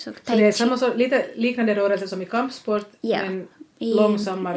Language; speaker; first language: Swedish; native; Swedish